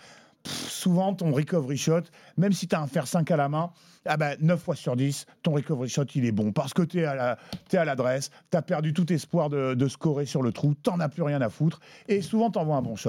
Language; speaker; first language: French; native; French